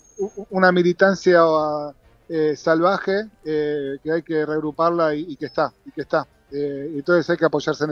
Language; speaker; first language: Spanish; native; Spanish